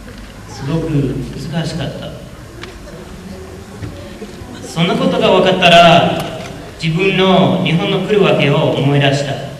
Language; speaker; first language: Japanese; non-native, learner; English